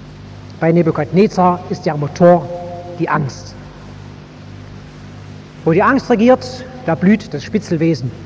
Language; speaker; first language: German; native; German